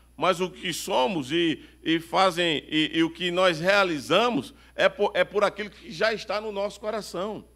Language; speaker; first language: Portuguese; native; Portuguese